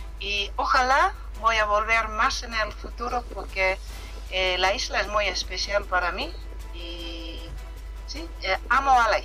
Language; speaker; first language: Spanish; non-native, fluent; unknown